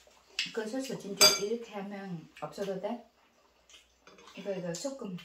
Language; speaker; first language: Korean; non-native, learner; Vietnamese